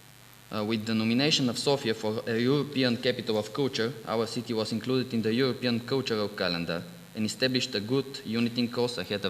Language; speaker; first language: English; non-native, fluent; Bulgarian